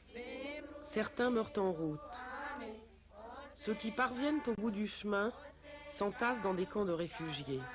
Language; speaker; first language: French; native; French